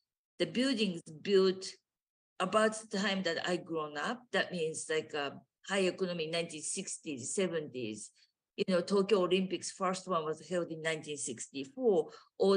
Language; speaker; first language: English; non-native, fluent; Japanese